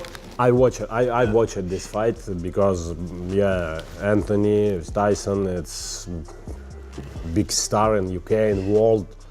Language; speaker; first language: English; non-native, learner; Russian